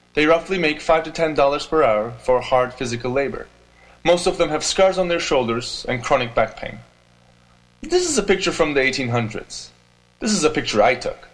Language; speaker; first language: English; non-native, fluent; Turkish